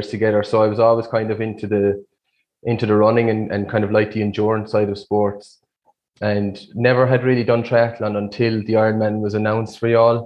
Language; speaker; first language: English; native; English